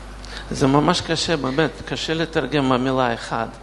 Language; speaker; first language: Hebrew; non-native, fluent; Russian